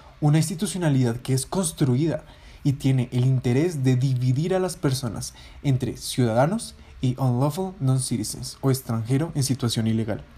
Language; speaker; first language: Spanish; native; Spanish